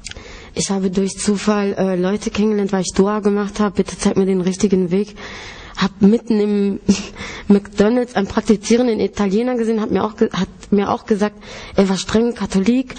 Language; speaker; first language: German; early bilingual, other home language; Greek